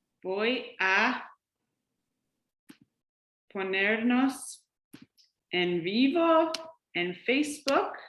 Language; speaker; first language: Spanish; non-native, fluent; English